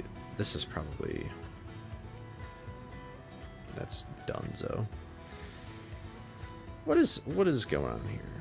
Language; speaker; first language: English; native; English